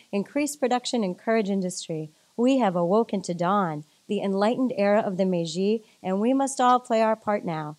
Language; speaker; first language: English; native; English